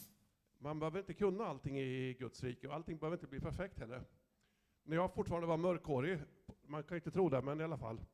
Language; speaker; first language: Swedish; native; Swedish